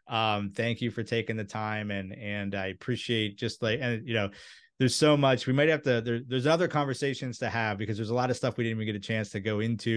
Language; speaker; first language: English; native; English